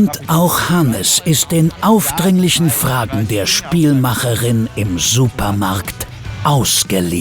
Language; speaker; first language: German; native; German